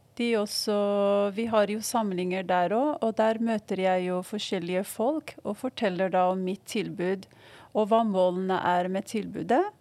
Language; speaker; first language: Norwegian; non-native, fluent; Arabic